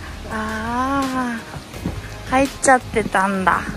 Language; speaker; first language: Japanese; native; Japanese